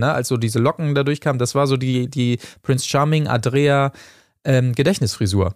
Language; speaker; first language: German; native; German